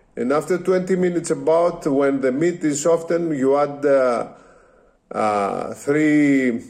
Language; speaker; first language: English; non-native, learner; Greek